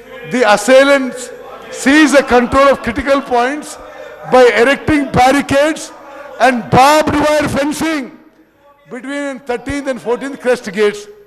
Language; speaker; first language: English; non-native, local second language; Telugu